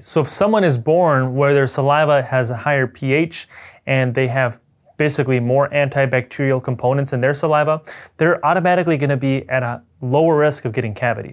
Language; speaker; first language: English; native; English